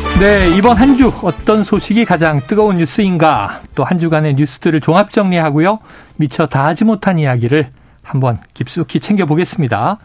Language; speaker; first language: Korean; native; Korean